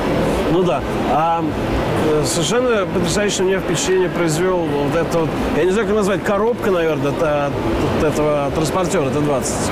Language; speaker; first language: Russian; native; Russian